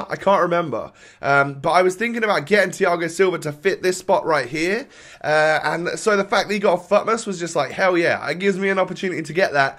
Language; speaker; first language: English; native; English